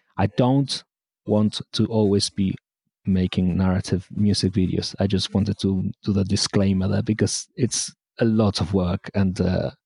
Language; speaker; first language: English; non-native, fluent; Spanish